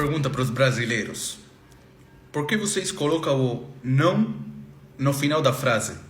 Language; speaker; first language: Portuguese; non-native, fluent; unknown